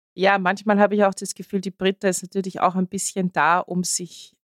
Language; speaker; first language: German; native; German